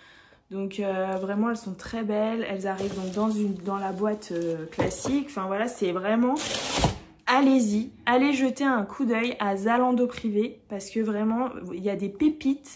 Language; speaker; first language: French; native; French